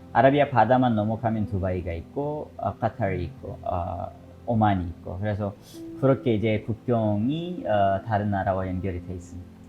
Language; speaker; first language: Korean; non-native, fluent; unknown